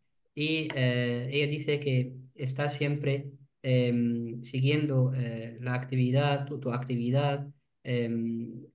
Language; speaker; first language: Spanish; non-native, fluent; Arabic